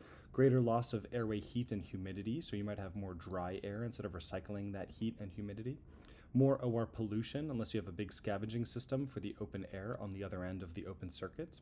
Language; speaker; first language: English; native; English